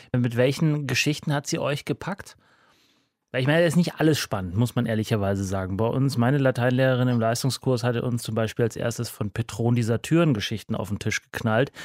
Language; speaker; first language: German; native; German